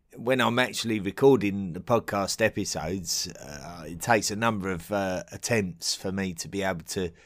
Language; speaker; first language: English; native; English